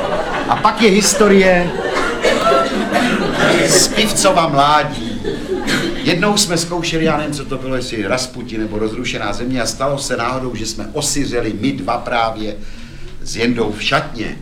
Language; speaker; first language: Czech; native; Czech